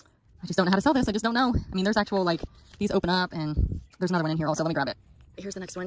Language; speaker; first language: English; native; English